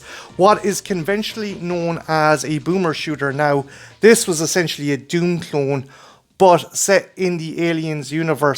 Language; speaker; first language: English; native; English